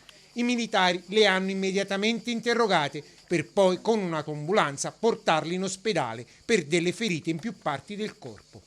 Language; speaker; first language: Italian; native; Italian